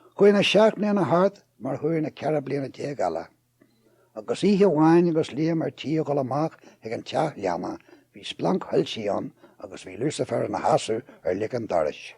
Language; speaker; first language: Irish; native; Irish